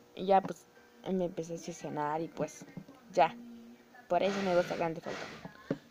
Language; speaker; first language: Spanish; native; Spanish